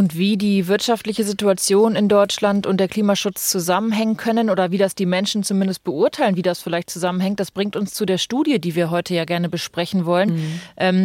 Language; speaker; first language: German; native; German